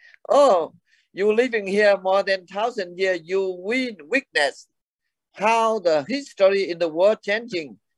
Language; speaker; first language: English; non-native, learner; Vietnamese